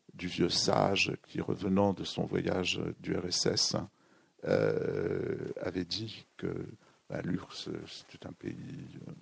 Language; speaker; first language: French; native; French